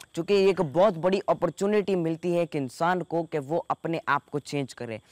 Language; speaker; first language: Urdu; native; Urdu